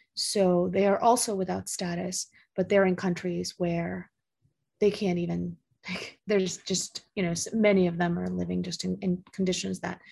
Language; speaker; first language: English; early bilingual, other home language; Spanish